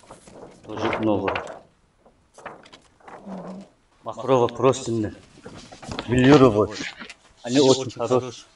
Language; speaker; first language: Russian; non-native, learner; Turkish